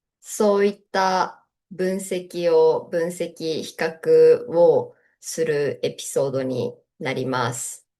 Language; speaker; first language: Japanese; native; Japanese